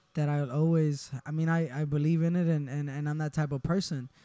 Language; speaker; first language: English; early bilingual, other home language; Spanish